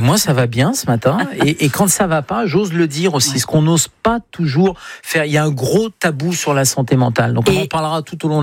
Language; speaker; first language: French; native; French